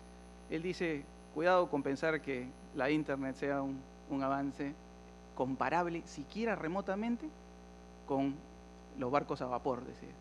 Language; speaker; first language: Spanish; native; Spanish